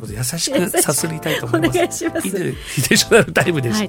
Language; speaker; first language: Japanese; native; Japanese